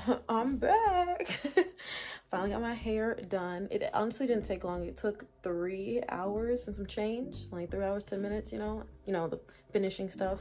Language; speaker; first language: English; native; English